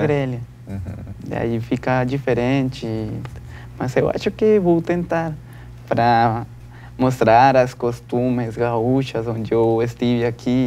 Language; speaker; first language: Portuguese; non-native, learner; Spanish